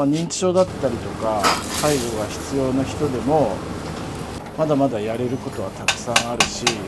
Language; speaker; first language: Japanese; native; Japanese